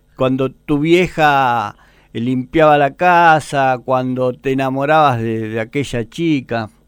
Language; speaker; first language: Spanish; native; Spanish